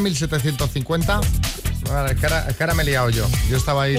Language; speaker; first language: Spanish; native; Spanish